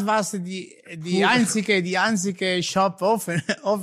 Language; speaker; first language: German; non-native, learner; Italian